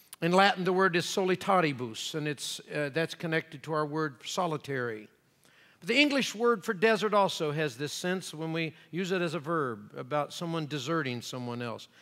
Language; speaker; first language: English; native; English